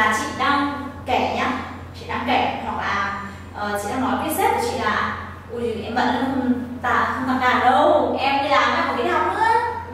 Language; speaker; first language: Chinese; non-native, fluent; Vietnamese